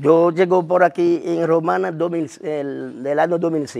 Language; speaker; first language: Spanish; non-native, learner; Haitian Creole